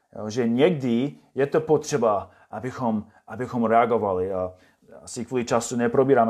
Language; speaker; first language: Czech; non-native, fluent; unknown